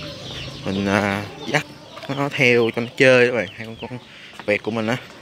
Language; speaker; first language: Vietnamese; native; Vietnamese